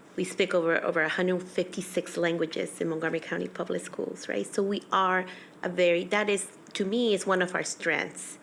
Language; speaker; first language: English; early bilingual, other home language; Spanish